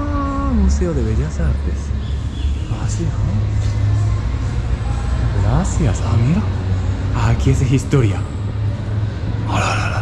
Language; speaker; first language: Spanish; non-native, learner; Japanese